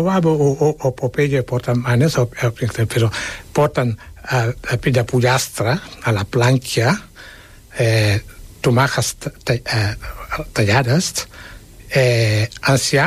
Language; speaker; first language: Catalan; non-native, fluent; Wolof